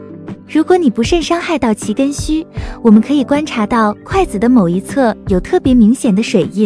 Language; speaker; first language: Chinese; native; Chinese